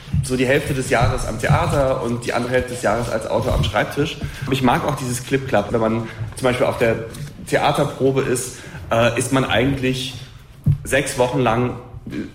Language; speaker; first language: German; native; German